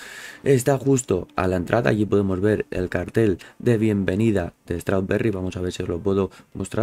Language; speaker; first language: Spanish; native; Spanish